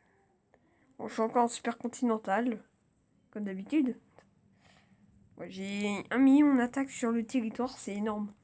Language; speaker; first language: French; native; French